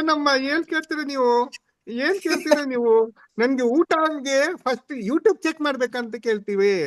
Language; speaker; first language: Kannada; non-native, learner; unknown